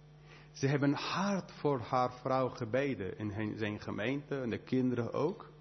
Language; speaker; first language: Dutch; non-native, fluent; English